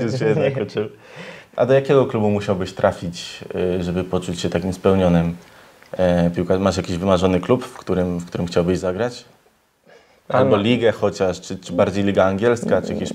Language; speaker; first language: Polish; native; Polish